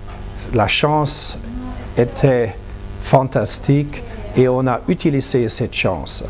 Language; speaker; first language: French; non-native, fluent; German